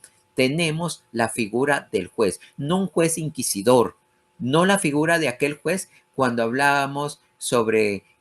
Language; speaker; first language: Spanish; native; Spanish